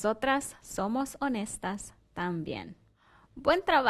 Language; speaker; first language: Spanish; non-native, fluent; English